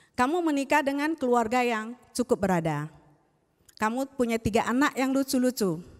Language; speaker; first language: Indonesian; native; Indonesian